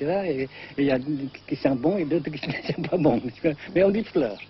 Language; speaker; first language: French; non-native, fluent; Vietnamese